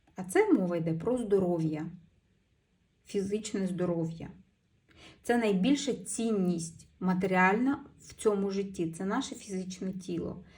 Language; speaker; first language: Ukrainian; non-native, local second language; Russian